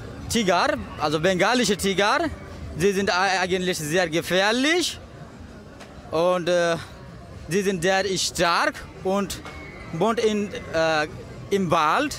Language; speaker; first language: German; non-native, learner; Bangla